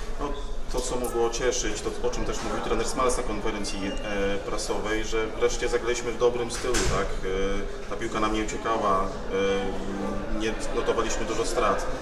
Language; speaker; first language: Polish; native; Polish